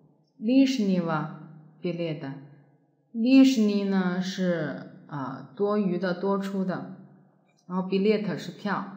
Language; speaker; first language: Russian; non-native, fluent; Chinese